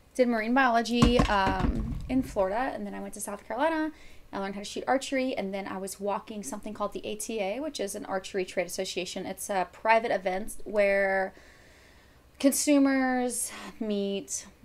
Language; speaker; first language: English; native; English